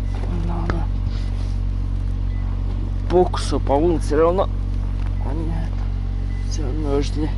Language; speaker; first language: Russian; non-native, learner; Kyrgyz